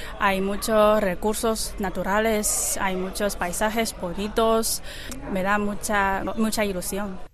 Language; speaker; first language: Spanish; non-native, learner; Chinese